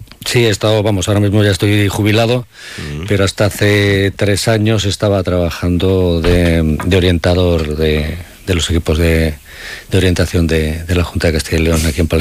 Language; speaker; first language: Spanish; native; Spanish